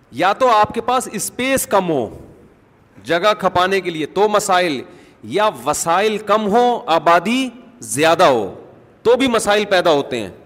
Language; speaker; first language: Urdu; native; Urdu